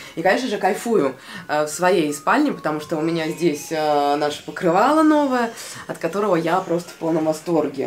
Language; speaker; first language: Russian; non-native, local second language; Latvian